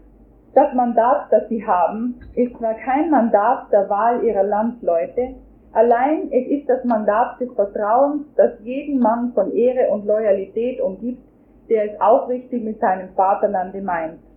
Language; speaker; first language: German; native; German